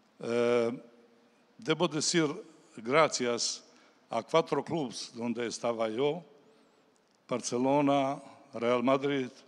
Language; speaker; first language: Spanish; non-native, learner; Serbian